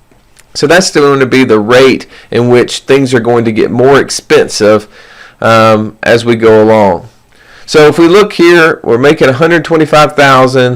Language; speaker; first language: English; native; English